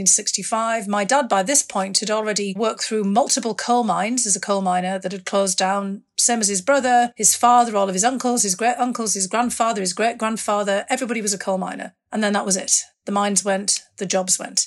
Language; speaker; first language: English; native; English